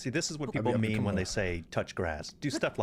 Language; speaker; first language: English; native; English